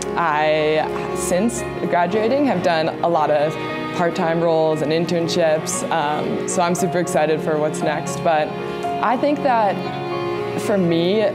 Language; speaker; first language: English; native; English